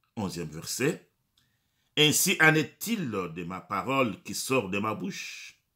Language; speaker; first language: French; non-native, local second language; Lingala